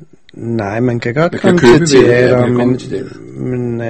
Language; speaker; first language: Danish; non-native, fluent; English